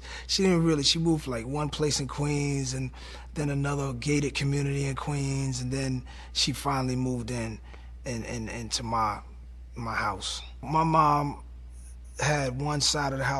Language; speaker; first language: English; native; English